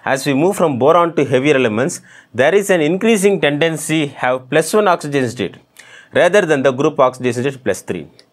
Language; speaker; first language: English; non-native, local second language; Tamil